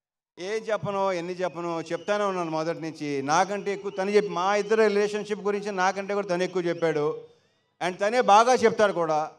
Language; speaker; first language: Telugu; native; Telugu